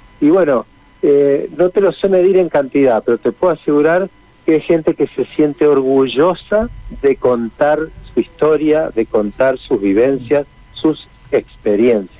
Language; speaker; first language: Spanish; native; Spanish